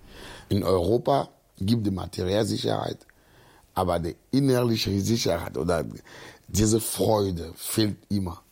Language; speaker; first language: German; non-native, fluent; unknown